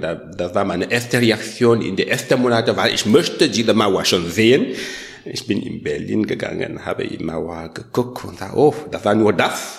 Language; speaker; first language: German; non-native, learner; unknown